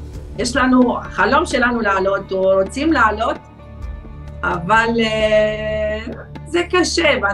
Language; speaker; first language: Hebrew; non-native, fluent; Arabic